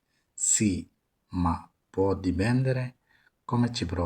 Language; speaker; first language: Italian; non-native, fluent; Somali